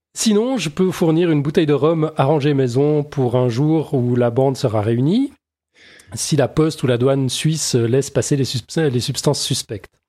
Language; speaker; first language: French; native; French